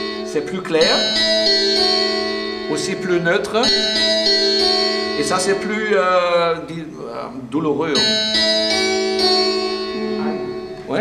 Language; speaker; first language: French; non-native, fluent; German